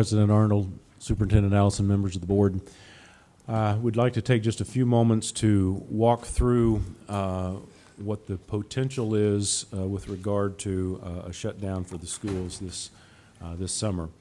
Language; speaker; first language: English; native; English